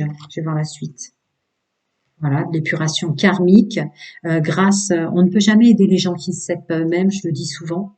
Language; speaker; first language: French; native; French